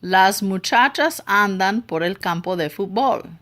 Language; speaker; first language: Spanish; non-native, learner; English